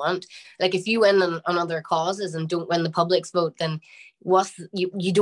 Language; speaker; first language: English; native; English